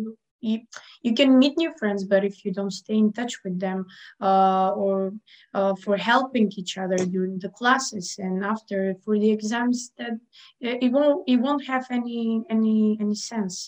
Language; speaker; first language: English; non-native, fluent; Macedonian